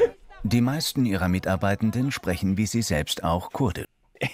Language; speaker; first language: German; native; German